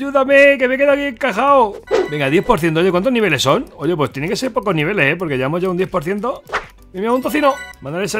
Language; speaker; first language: Spanish; native; Spanish